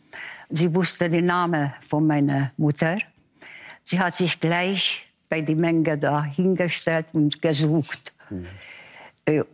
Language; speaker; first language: German; non-native, fluent; Hungarian